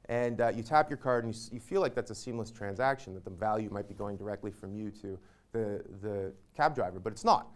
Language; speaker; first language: English; native; English